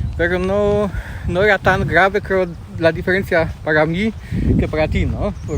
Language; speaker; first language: Spanish; non-native, fluent; Polish